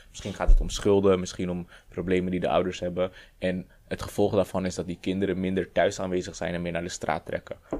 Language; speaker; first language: Dutch; native; Dutch